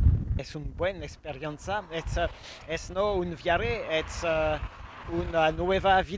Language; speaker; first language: Spanish; non-native, learner; French